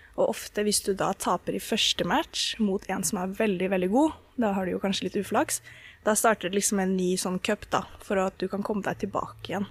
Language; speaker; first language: Norwegian; native; Norwegian